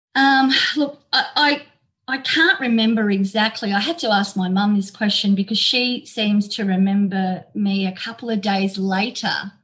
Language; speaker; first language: English; native; English